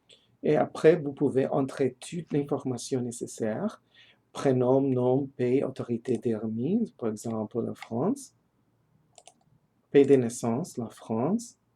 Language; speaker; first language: French; non-native, learner; English